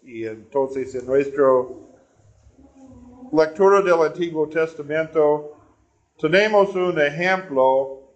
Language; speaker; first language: Spanish; non-native, learner; English